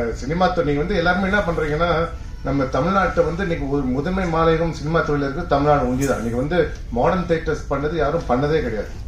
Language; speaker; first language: Tamil; native; Tamil